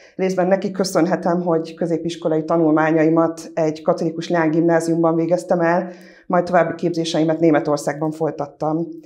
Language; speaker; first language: Hungarian; native; Hungarian